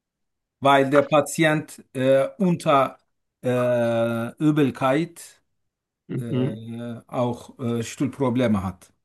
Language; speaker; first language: German; non-native, learner; Turkish